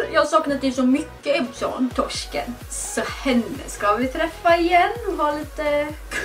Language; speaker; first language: Swedish; native; Swedish